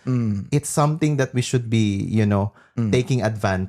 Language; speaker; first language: English; non-native, local second language; Filipino